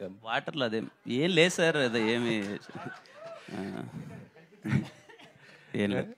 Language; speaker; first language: Telugu; native; Telugu